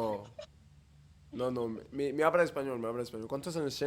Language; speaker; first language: Spanish; non-native, learner; French